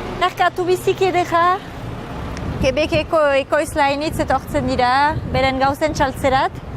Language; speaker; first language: Basque; native; Basque